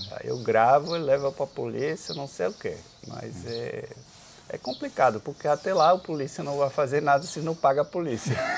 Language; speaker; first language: Portuguese; non-native, fluent; Dutch